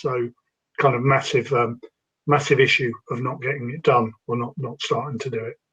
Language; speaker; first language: English; native; English